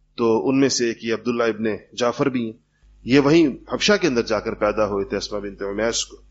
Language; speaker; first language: Urdu; native; Urdu